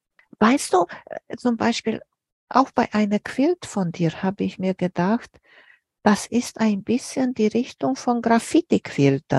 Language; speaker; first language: German; non-native, fluent; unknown